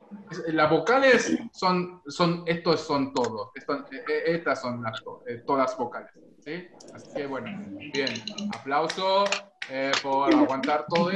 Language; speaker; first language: Spanish; non-native, fluent; Korean